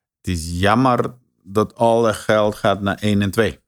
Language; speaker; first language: Dutch; non-native, fluent; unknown